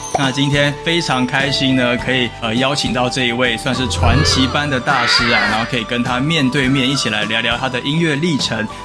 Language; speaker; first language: Chinese; native; Chinese